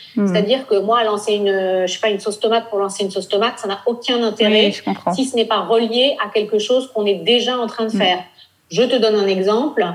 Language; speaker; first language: French; native; French